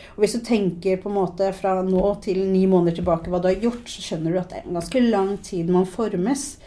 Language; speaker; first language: Norwegian; early bilingual, other home language; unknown